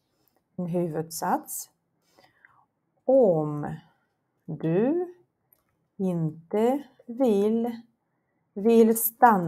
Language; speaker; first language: Swedish; non-native, fluent; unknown